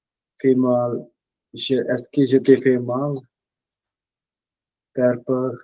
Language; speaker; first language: French; non-native, fluent; Punjabi